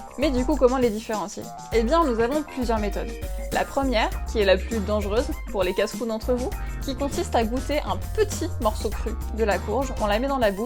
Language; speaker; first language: French; native; French